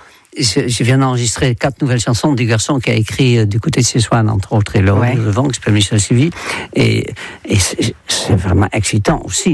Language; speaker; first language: French; non-native, fluent; Dutch